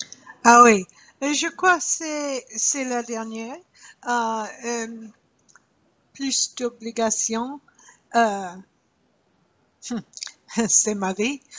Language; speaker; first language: French; non-native, learner; English